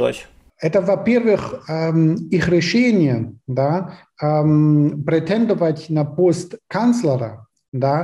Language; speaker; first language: Russian; non-native, fluent; German